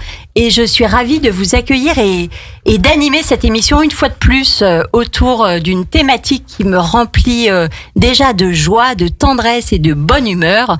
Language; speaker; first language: French; native; French